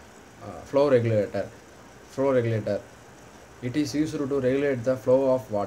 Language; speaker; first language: English; non-native, local second language; Tamil